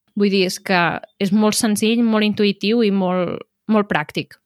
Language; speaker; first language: Catalan; native; Catalan